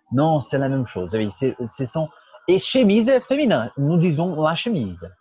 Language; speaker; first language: French; non-native, fluent; Portuguese